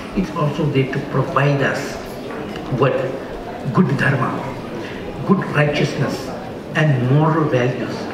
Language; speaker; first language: English; native; English